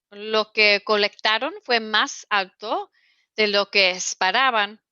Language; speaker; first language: Spanish; non-native, fluent; English